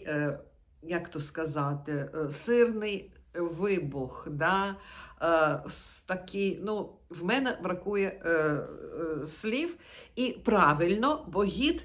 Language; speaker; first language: Ukrainian; non-native, local second language; Russian